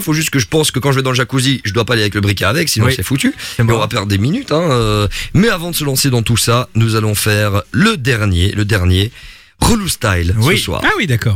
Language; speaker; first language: French; native; French